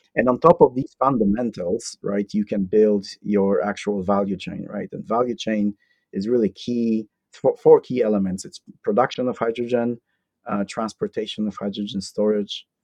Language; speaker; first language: English; non-native, fluent; Polish